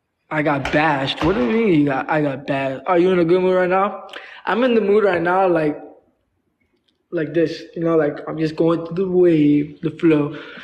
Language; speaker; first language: English; early bilingual, other home language; Spanish